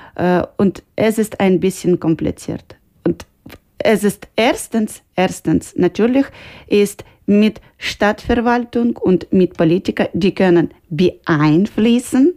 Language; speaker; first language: German; non-native, learner; Ukrainian